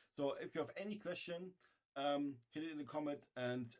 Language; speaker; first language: English; non-native, fluent; German